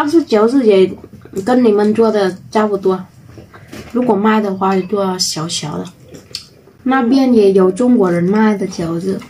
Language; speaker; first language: Chinese; non-native, learner; Vietnamese